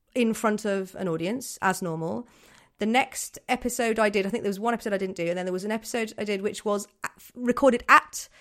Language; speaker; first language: English; native; English